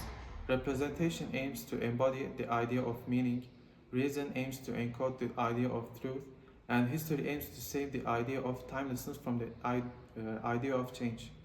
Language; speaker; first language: English; non-native, learner; Turkish